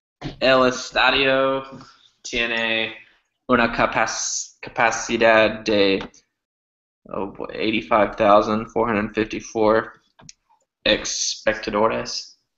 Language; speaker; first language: Spanish; non-native, learner; English